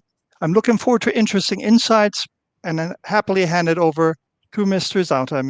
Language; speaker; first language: English; non-native, fluent; German